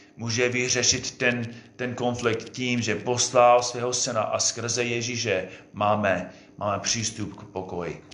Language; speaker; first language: Czech; non-native, fluent; English